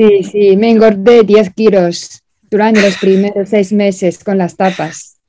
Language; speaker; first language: Spanish; non-native, fluent; Chinese